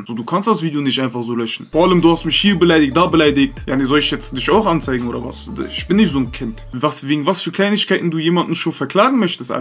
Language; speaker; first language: German; early bilingual, other home language; Turkish